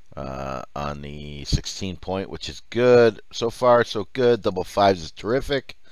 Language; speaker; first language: English; early bilingual, other home language; Finnish